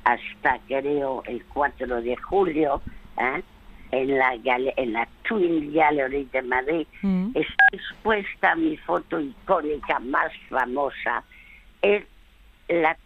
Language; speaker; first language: Spanish; early bilingual, other home language; French